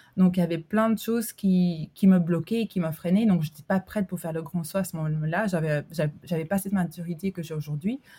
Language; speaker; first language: French; early bilingual, other home language; Albanian